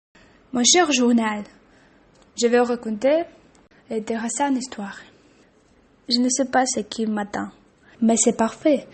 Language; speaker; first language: French; non-native, learner; Russian